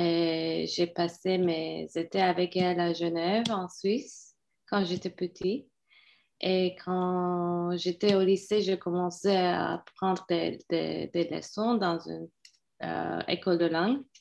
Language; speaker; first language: French; non-native, fluent; Turkish